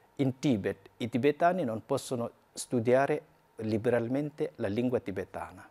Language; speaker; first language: Italian; non-native, fluent; Tibetan